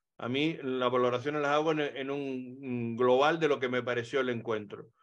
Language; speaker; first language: Spanish; native; Spanish